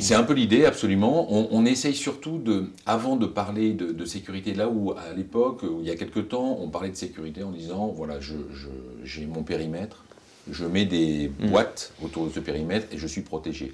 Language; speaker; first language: French; native; French